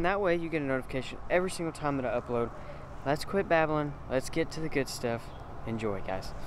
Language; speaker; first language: English; native; English